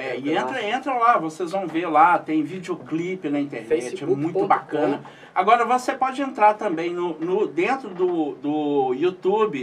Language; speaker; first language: Portuguese; native; Portuguese